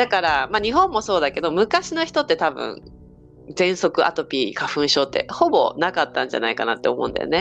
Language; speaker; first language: Japanese; native; Japanese